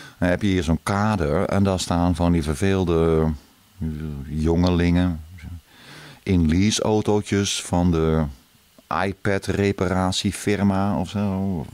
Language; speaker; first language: Dutch; native; Dutch